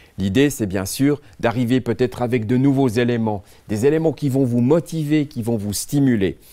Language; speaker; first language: French; native; French